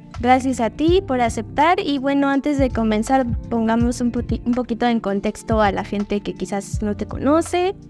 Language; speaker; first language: Spanish; native; Spanish